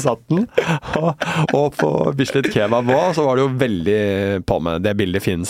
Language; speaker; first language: Norwegian; native; Norwegian